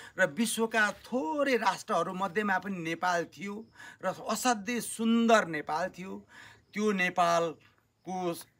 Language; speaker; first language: Nepali; native; Nepali